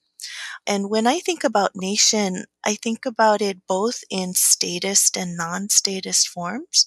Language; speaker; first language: English; native; English